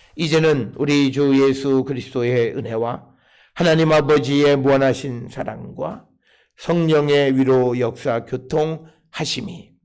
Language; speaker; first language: Korean; native; Korean